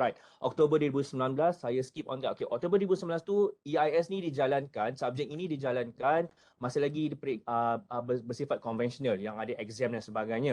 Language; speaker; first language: Malay; native; Malay